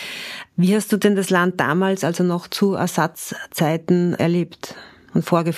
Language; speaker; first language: German; native; German